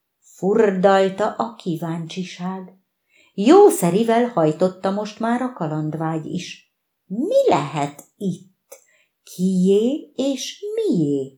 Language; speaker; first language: Hungarian; native; Hungarian